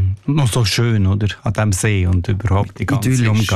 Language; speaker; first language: German; native; German